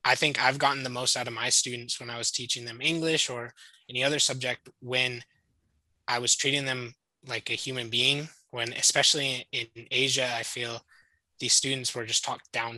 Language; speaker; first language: English; native; English